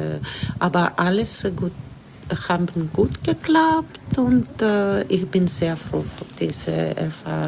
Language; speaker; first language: German; non-native, learner; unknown